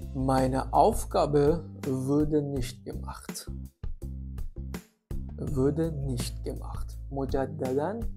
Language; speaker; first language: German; non-native, fluent; Persian